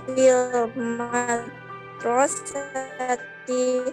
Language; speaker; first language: Arabic; non-native, learner; Indonesian